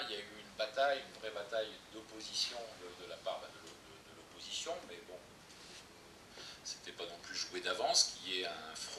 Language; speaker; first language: French; native; French